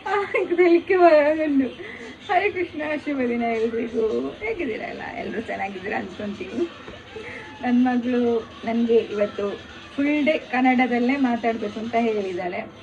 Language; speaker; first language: Kannada; non-native, local second language; Tulu